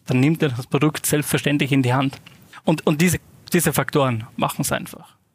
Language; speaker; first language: German; native; German